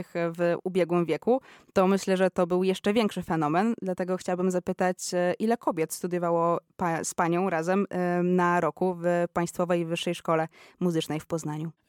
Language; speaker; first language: Polish; native; Polish